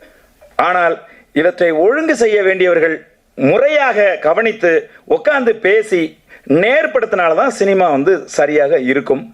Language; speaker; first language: Tamil; native; Tamil